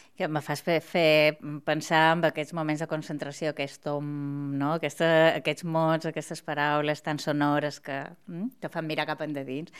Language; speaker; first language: Catalan; native; Catalan